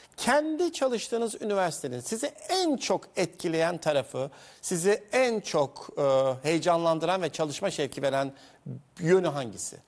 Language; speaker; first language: Turkish; native; Turkish